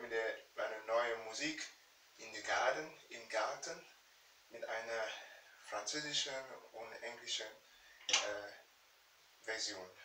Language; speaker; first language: German; non-native, fluent; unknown